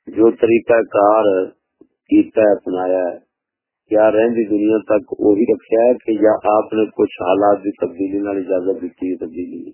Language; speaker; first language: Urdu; non-native, local second language; Punjabi